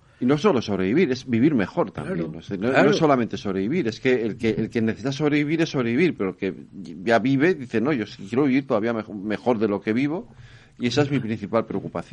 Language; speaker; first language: Spanish; native; Spanish